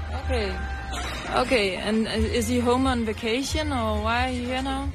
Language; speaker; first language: English; non-native, fluent; Danish